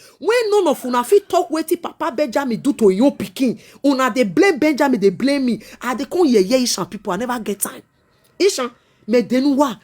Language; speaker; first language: Nigerian Pidgin; non-native, local second language; Esan